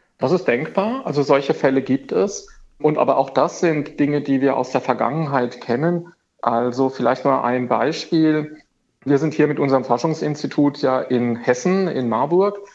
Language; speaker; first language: German; native; German